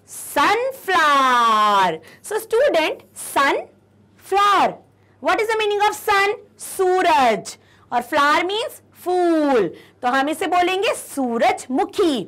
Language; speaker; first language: Hindi; native; Hindi